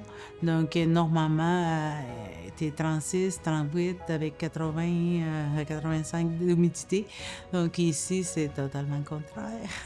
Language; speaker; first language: French; non-native, fluent; Spanish